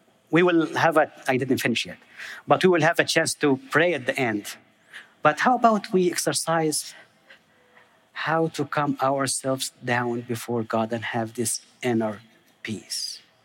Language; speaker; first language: English; non-native, fluent; Arabic